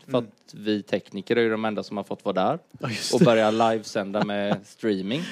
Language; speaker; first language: Swedish; native; Swedish